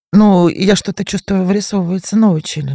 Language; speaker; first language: Russian; native; Russian